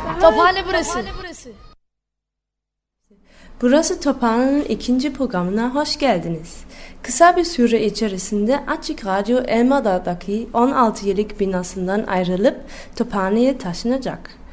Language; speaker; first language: Turkish; native; Turkish